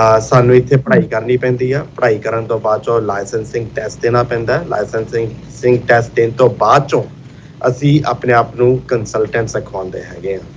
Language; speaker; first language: Punjabi; early bilingual, heritage; Punjabi